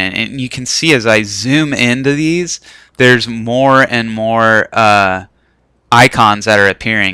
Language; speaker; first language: English; native; English